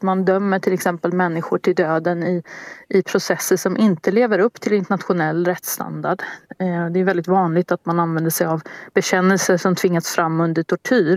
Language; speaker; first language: Swedish; native; Swedish